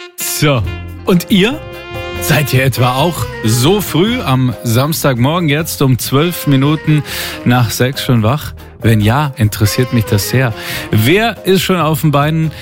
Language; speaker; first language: German; native; German